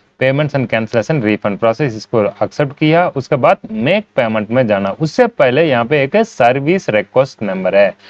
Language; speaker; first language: Hindi; non-native, local second language; Tamil